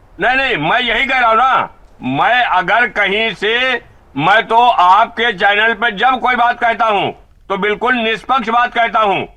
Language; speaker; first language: Hindi; native; Hindi